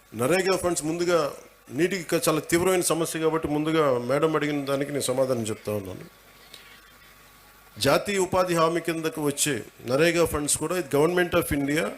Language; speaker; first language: Telugu; native; Telugu